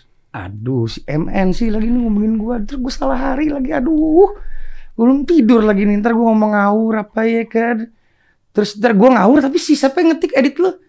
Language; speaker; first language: Indonesian; native; Indonesian